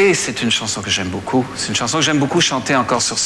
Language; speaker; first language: French; native; French